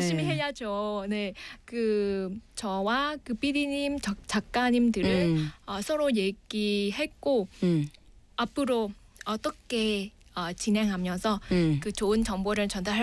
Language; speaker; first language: Korean; non-native, fluent; Vietnamese